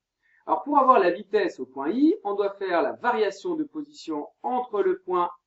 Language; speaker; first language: French; native; French